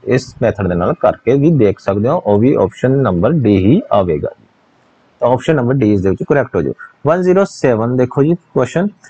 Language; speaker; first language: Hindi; non-native, local second language; Punjabi